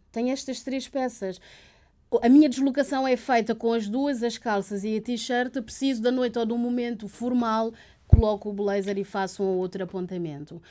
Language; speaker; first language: Portuguese; early bilingual, other home language; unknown